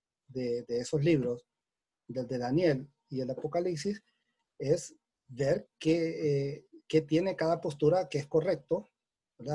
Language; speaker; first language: Spanish; native; Spanish